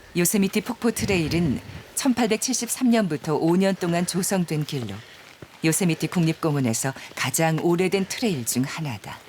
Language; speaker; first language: Korean; native; Korean